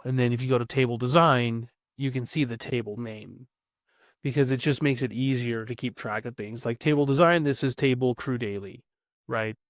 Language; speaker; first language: English; native; English